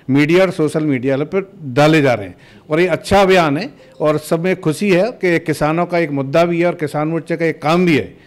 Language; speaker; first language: Hindi; native; Hindi